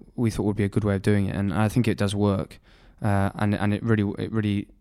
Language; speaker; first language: English; native; English